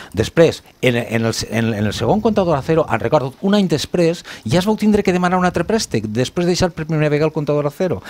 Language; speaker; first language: Catalan; native; Catalan